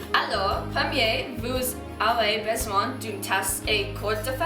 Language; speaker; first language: French; non-native, learner; English